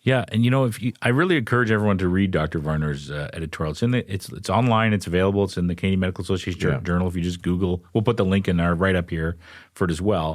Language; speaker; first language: English; native; English